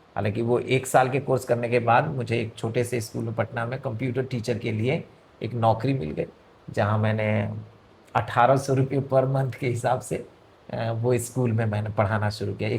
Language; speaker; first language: Hindi; non-native, local second language; Bhojpuri